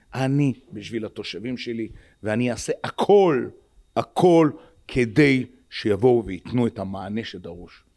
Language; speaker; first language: Hebrew; native; Hebrew